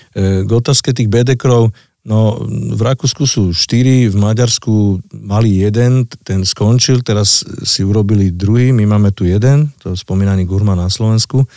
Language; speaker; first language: Slovak; native; Slovak